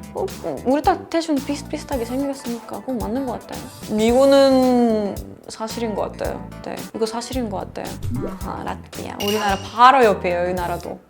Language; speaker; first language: Korean; non-native, fluent; Russian